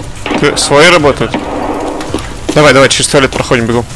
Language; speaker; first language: Russian; native; Russian